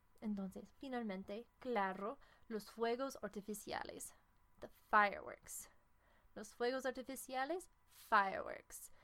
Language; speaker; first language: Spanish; non-native, fluent; English